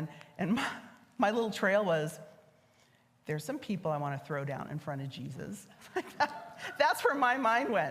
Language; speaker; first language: English; native; English